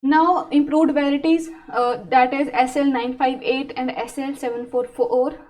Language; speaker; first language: English; non-native, local second language; Punjabi